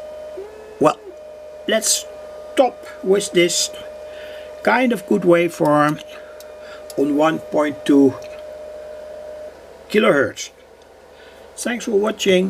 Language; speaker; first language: English; non-native, fluent; Dutch